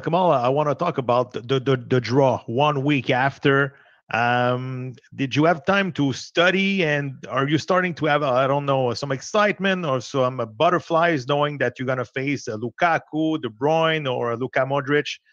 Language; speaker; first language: English; non-native, fluent; French